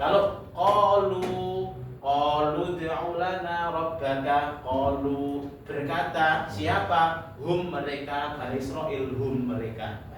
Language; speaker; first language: Indonesian; native; Indonesian